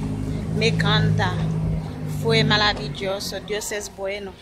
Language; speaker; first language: Spanish; non-native, learner; English